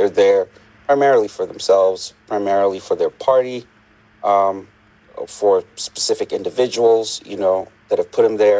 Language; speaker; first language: English; non-native, local second language; Yoruba